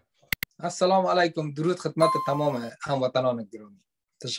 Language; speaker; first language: Persian; native; Persian